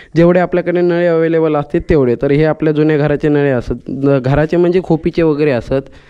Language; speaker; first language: Marathi; native; Marathi